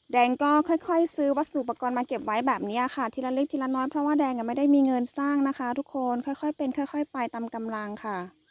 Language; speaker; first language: Thai; non-native, local second language; S'gaw Karen